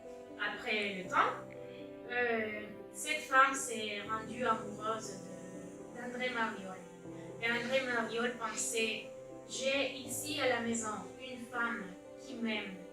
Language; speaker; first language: French; non-native, learner; Spanish